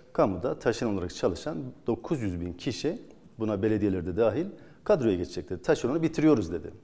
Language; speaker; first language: Turkish; native; Turkish